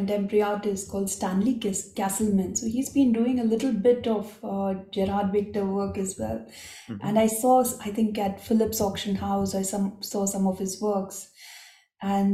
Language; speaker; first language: English; non-native, local second language; Marathi